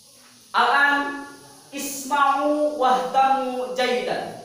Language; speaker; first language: Arabic; non-native, learner; Indonesian